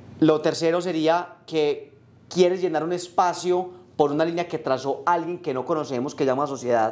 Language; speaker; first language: Spanish; native; Spanish